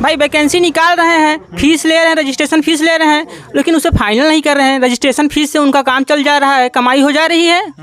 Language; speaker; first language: Hindi; native; Hindi